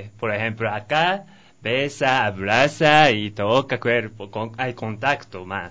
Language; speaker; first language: Spanish; non-native, learner; Japanese